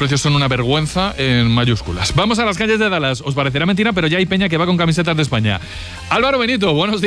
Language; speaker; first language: Spanish; native; Spanish